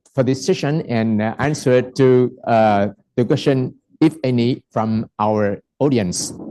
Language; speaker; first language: English; non-native, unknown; Vietnamese